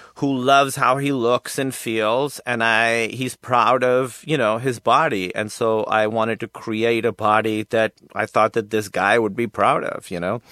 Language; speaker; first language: English; non-native, local second language; Urdu